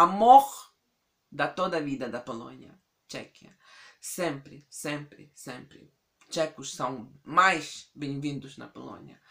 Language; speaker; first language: Portuguese; non-native, fluent; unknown